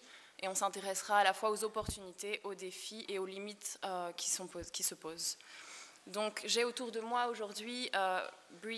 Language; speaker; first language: French; native; French